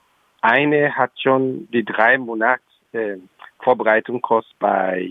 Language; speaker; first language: German; non-native, local second language; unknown